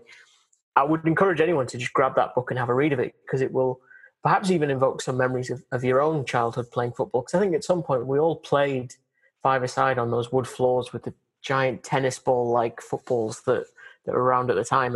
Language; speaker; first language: English; native; English